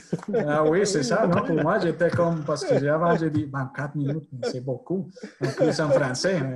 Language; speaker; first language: French; non-native, fluent; Spanish